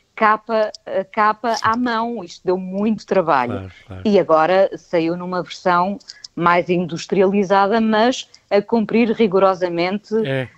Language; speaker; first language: Portuguese; native; Portuguese